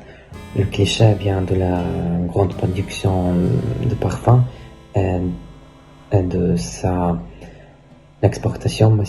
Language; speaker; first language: French; non-native, learner; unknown